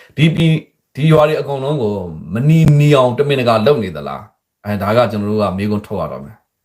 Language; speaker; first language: Burmese; native; Burmese